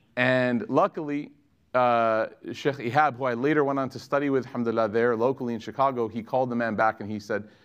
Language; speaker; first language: English; native; English